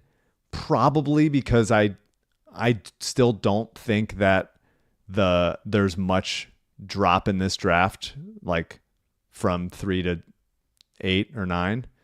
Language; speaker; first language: English; native; English